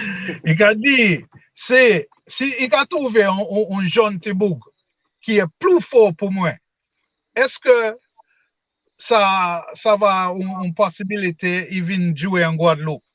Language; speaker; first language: French; non-native, learner; English